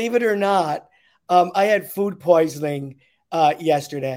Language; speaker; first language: English; native; English